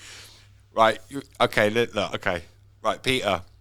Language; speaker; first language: English; native; English